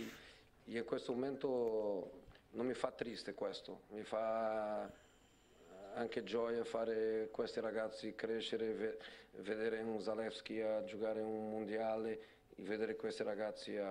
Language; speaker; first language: Italian; non-native, fluent; Portuguese